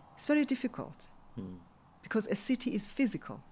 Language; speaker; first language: English; non-native, local second language; Xhosa